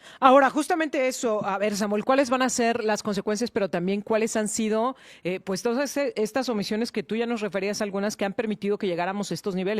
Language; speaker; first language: Spanish; native; Spanish